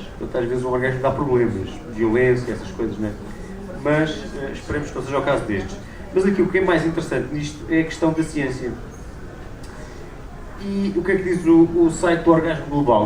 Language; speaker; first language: Portuguese; native; Portuguese